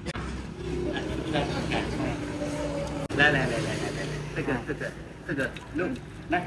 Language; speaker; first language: Chinese; native; Chinese